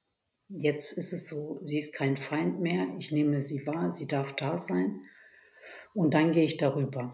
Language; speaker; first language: German; early bilingual, other home language; Turkish